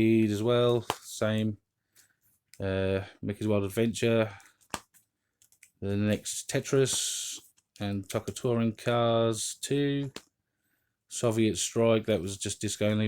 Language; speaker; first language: English; native; English